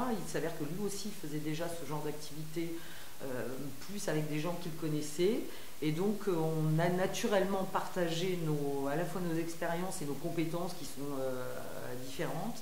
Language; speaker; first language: French; native; French